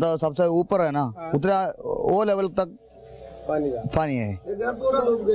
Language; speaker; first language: Hindi; non-native, local second language; Malayalam